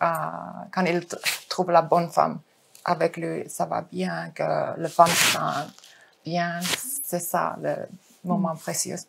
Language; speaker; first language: French; non-native, fluent; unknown